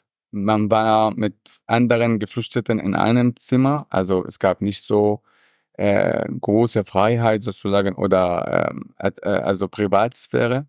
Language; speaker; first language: German; non-native, fluent; Arabic